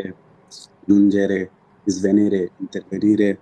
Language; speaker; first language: Italian; non-native, learner; Bangla